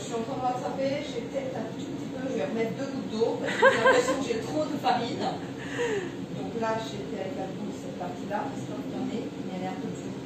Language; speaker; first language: French; native; French